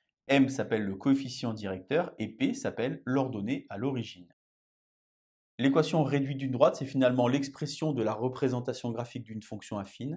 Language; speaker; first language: French; native; French